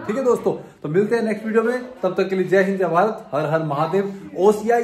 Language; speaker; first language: Hindi; native; Hindi